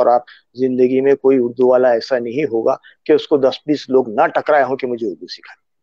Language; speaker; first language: Urdu; native; Urdu